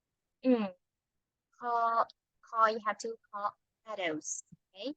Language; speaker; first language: English; non-native, fluent; Vietnamese